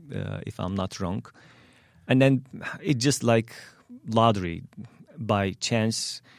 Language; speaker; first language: English; non-native, fluent; Turkish